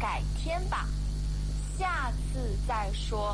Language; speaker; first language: Chinese; non-native, fluent; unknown